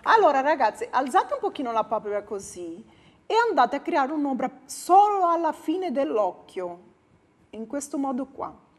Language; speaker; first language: Italian; non-native, fluent; Portuguese